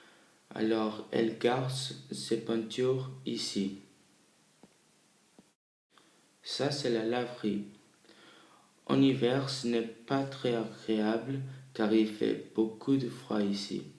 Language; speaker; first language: French; early bilingual, other home language; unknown